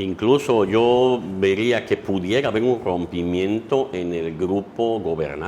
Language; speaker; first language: Spanish; native; Spanish